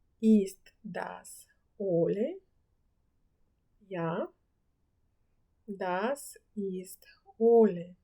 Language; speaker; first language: German; non-native, fluent; Ukrainian